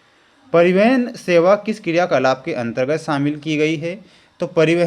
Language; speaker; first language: Hindi; native; Hindi